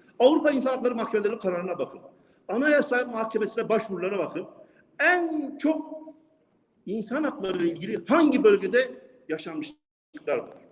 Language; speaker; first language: Turkish; non-native, local second language; Kurdish